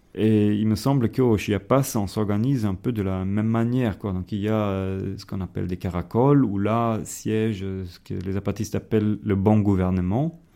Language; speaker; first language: French; non-native, fluent; German